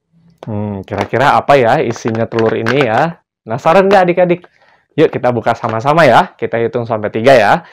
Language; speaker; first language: Indonesian; native; Indonesian